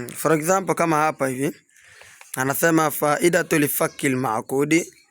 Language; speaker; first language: Swahili; native; Swahili